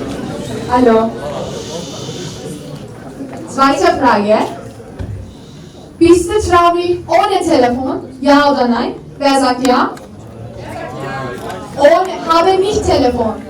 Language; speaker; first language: German; non-native, learner; Turkish